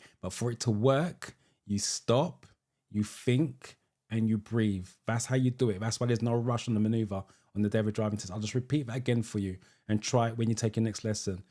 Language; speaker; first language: English; native; English